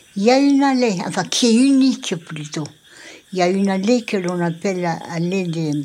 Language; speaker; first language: French; non-native, local second language; Malagasy